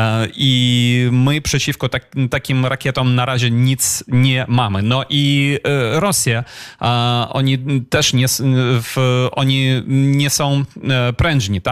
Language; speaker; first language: Polish; non-native, fluent; Ukrainian